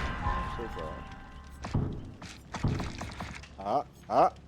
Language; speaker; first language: French; native; French